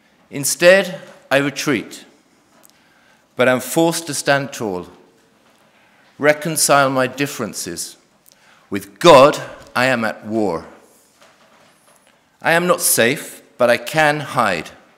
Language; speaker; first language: English; native; English